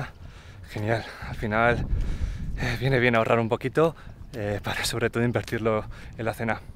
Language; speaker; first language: Spanish; native; Spanish